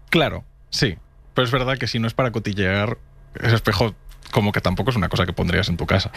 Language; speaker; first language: Spanish; native; Spanish